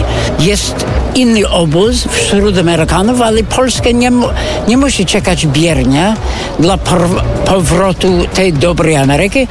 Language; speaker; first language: Polish; non-native, fluent; English